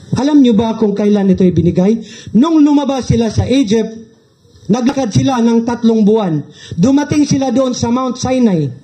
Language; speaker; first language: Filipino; non-native, local second language; Cebuano